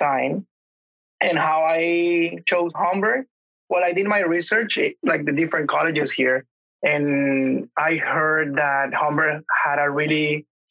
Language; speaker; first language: English; non-native, fluent; Spanish